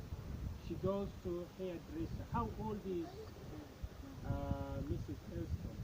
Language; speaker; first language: English; non-native, fluent; Tajik